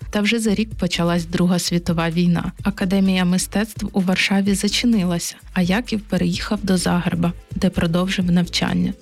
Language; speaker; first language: Ukrainian; native; Ukrainian